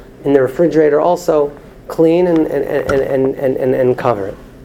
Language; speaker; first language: English; native; English